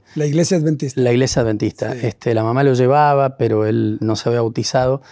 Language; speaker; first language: Spanish; native; Spanish